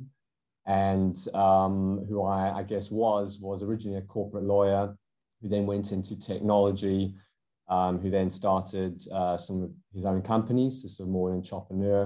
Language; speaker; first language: English; native; English